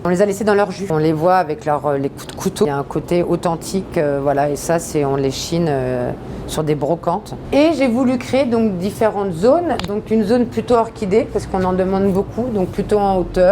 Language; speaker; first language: French; native; French